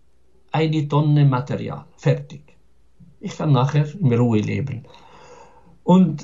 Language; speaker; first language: German; non-native, fluent; Arabic